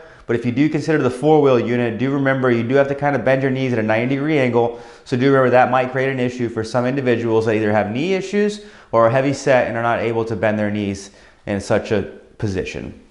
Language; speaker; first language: English; native; English